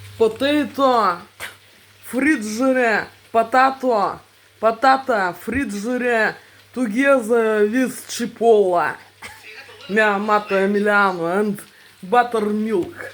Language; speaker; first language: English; non-native, learner; Russian